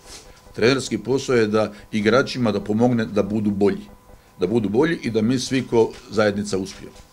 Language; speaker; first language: Croatian; native; Croatian